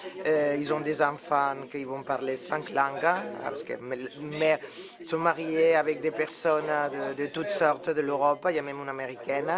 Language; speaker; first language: French; non-native, fluent; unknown